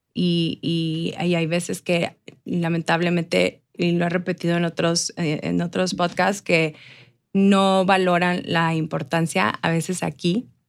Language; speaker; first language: Spanish; native; Spanish